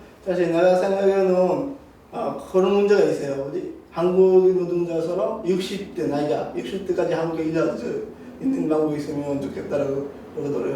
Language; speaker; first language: Korean; non-native, learner; Bangla